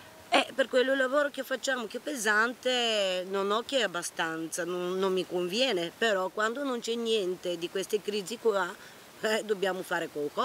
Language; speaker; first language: Italian; non-native, learner; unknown